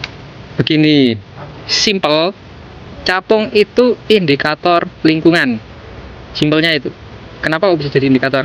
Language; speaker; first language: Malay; non-native, local second language; Javanese